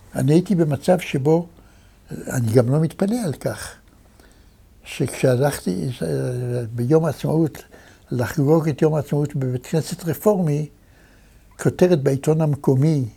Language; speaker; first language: Hebrew; native; Hebrew